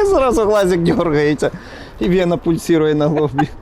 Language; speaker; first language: Ukrainian; native; Ukrainian